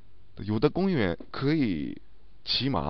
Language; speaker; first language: Chinese; non-native, learner; Japanese